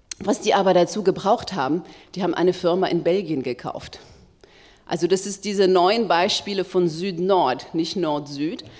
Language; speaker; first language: German; non-native, fluent; Arabic